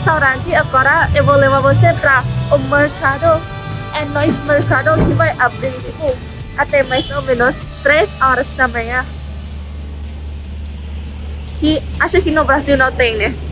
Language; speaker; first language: Portuguese; non-native, learner; Thai